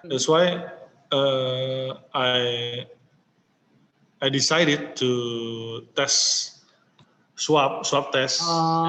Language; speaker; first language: English; non-native, learner; Indonesian